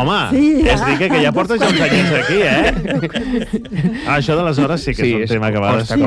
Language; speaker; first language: Catalan; native; Catalan